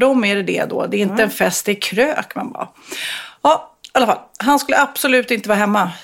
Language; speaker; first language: Swedish; native; Swedish